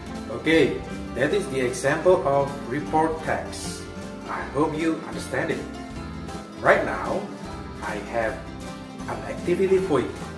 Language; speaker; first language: English; non-native, fluent; Indonesian